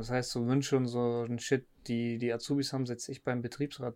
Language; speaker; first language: German; native; German